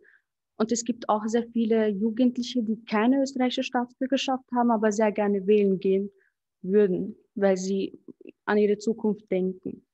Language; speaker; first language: German; early bilingual, other home language; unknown